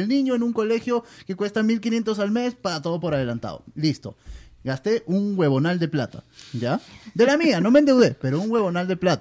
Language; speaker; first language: Spanish; native; Spanish